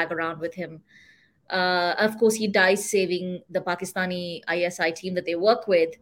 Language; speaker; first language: English; non-native, local second language; Tamil